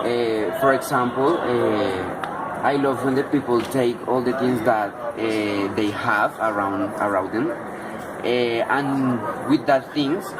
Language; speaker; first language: English; non-native, learner; Spanish